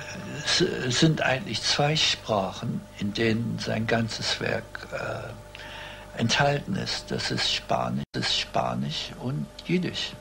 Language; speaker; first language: German; early bilingual, heritage; German